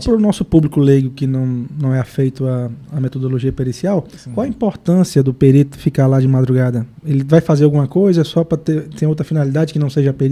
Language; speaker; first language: Portuguese; native; Portuguese